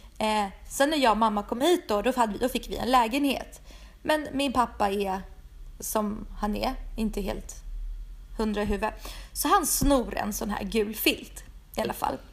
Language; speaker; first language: Swedish; early bilingual, other home language; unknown